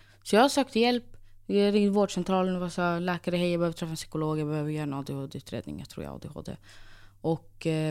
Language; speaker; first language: Swedish; native; Swedish